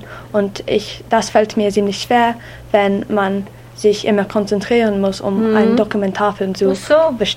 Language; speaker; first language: German; non-native, learner; English